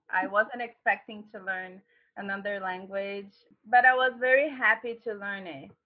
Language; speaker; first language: English; non-native, fluent; Portuguese